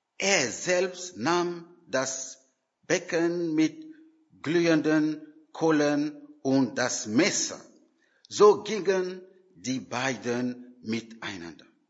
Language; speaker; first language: German; non-native, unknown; French